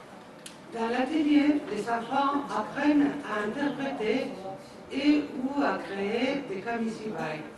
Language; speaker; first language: French; non-native, fluent; Spanish